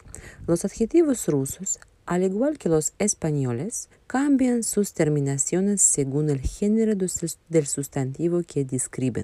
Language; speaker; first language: Spanish; non-native, fluent; Russian